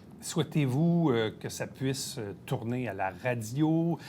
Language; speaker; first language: French; native; French